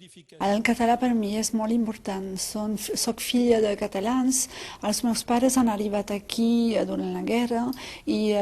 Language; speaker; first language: Catalan; early bilingual, heritage; Catalan